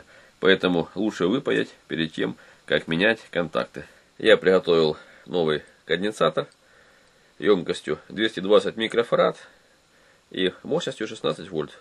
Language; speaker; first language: Russian; native; Russian